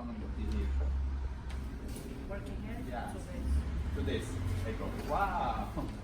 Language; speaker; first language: English; non-native, learner; Turkish